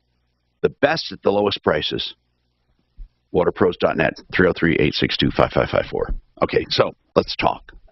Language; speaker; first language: English; native; English